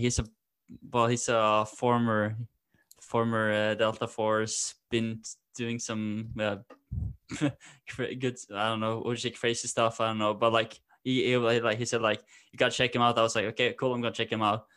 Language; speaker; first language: English; non-native, fluent; Norwegian